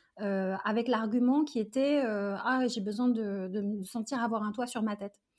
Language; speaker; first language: French; early bilingual, other home language; Arabic